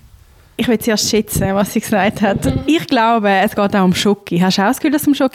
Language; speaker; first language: German; native; German